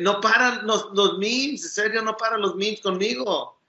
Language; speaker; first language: Spanish; early bilingual, other home language; English